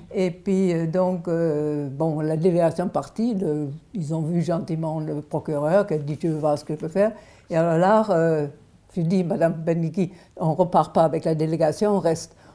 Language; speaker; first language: French; non-native, fluent; German